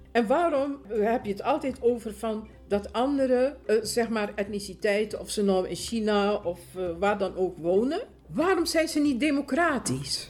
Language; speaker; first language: Dutch; native; Dutch